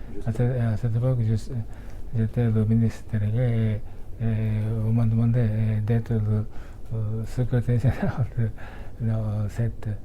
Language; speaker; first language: French; non-native, fluent; Japanese